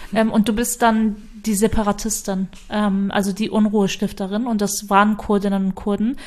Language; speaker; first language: German; early bilingual, other home language; Turkish